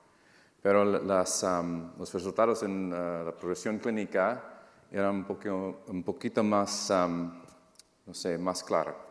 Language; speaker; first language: Spanish; non-native, fluent; English